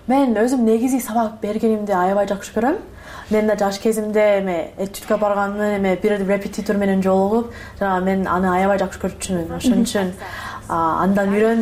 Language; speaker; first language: Kyrgyz; non-native, learner; English